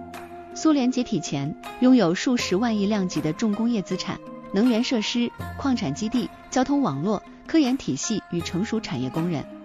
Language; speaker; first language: Chinese; native; Chinese